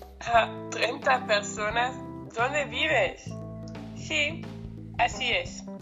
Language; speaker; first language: Spanish; non-native, learner; German